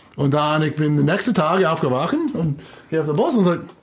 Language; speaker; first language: German; non-native, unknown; English